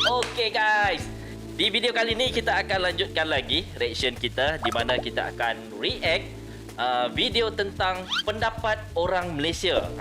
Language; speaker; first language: Malay; native; Malay